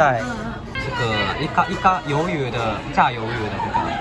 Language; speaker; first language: Chinese; non-native, fluent; Japanese